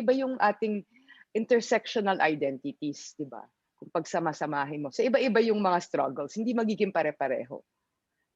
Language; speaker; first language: Filipino; native; Filipino